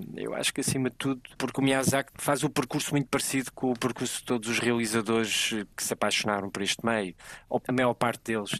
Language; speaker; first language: Portuguese; native; Portuguese